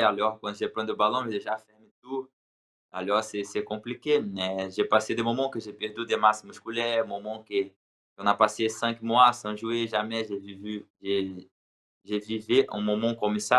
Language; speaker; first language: French; non-native, learner; Portuguese